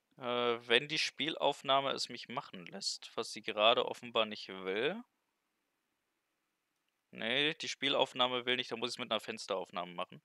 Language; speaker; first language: German; native; German